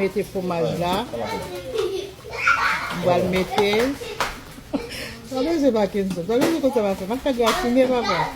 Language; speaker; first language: French; non-native, local second language; Haitian Creole